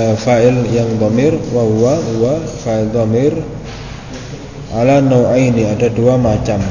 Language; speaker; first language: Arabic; non-native, fluent; Indonesian